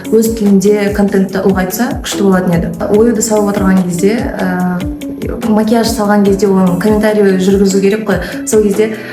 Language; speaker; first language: Kazakh; non-native, local second language; Russian